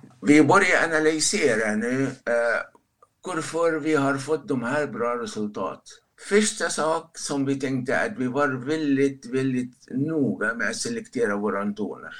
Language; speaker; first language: Swedish; non-native, fluent; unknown